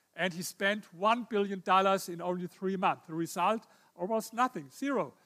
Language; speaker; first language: English; non-native, fluent; German